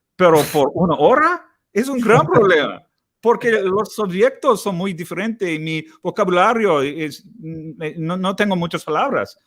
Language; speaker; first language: Spanish; non-native, learner; English